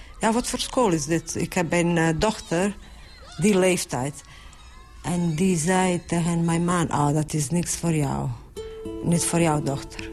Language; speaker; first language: Dutch; non-native, fluent; Bosnian